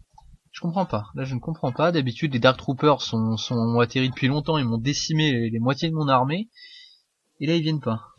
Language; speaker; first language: French; native; French